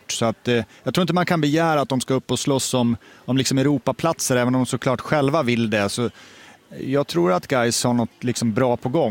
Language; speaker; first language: Swedish; native; Swedish